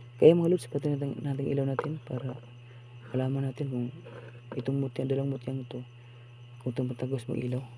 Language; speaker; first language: Filipino; non-native, local second language; Cebuano